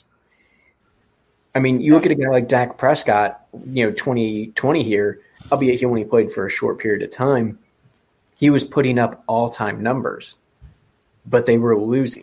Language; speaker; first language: English; native; English